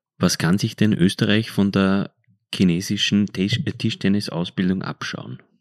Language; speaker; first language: German; native; German